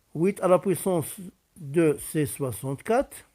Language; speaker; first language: French; non-native, local second language; Arabic